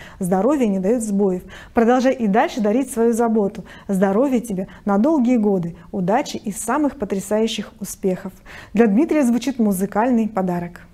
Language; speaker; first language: Russian; native; Russian